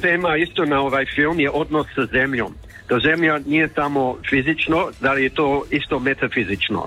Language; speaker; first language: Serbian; early bilingual, heritage; Croatian